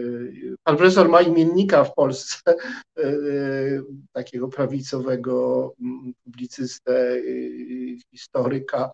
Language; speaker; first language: Polish; native; Polish